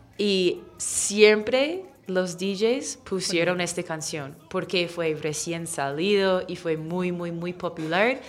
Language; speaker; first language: Spanish; non-native, fluent; English